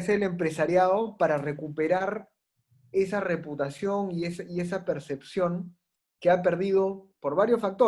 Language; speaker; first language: Spanish; native; Spanish